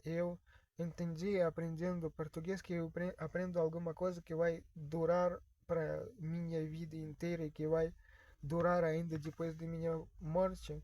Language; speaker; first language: Portuguese; non-native, fluent; Russian